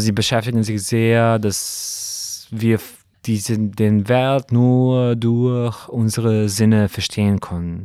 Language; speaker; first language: German; non-native, fluent; Serbian